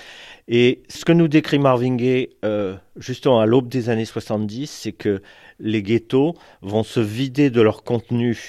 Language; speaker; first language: French; native; French